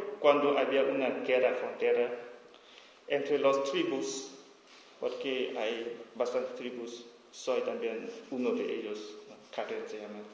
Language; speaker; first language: Spanish; non-native, learner; S'gaw Karen